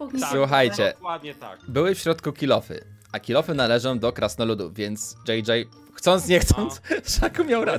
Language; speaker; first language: Polish; native; Polish